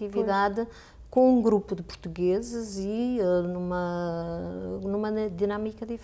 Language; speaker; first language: Portuguese; native; Portuguese